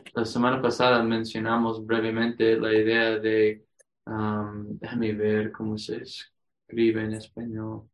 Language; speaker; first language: Spanish; non-native, fluent; English